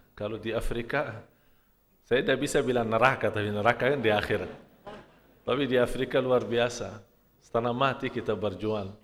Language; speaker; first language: Malay; non-native, fluent; Arabic